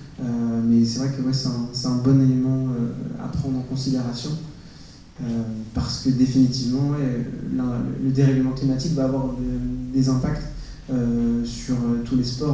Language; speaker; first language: French; native; French